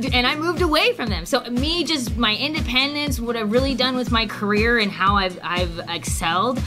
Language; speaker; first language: English; native; English